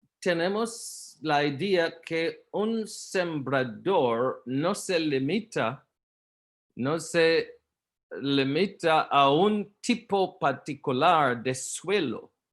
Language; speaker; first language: Spanish; non-native, learner; Portuguese